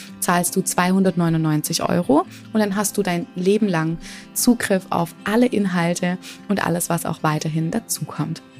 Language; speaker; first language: German; native; German